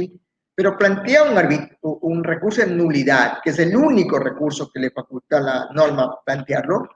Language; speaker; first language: Spanish; native; Spanish